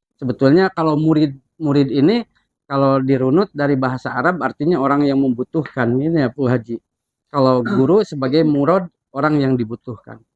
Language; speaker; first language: Indonesian; non-native, local second language; Sundanese